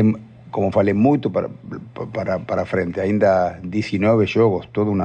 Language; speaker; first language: Portuguese; non-native, learner; Spanish